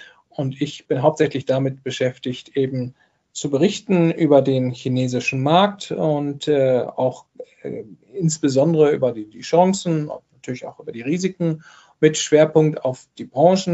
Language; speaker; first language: German; native; German